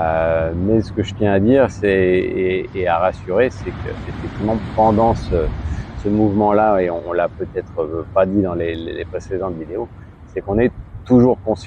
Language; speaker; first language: French; native; French